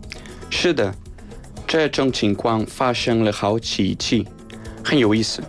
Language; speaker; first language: Chinese; non-native, learner; Spanish